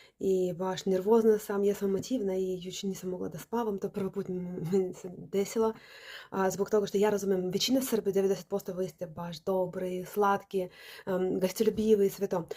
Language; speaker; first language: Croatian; non-native, learner; Russian